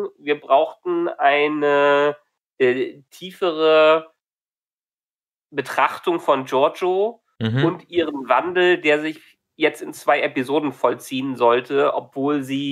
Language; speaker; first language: German; native; German